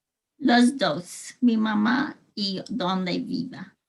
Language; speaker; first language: Spanish; early bilingual, heritage; English